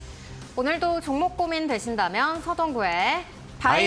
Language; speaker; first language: Korean; native; Korean